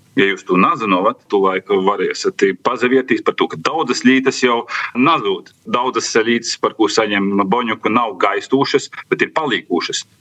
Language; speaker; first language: Latvian; native; Latvian